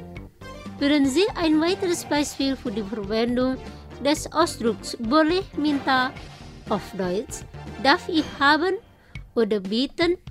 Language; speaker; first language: German; non-native, fluent; Indonesian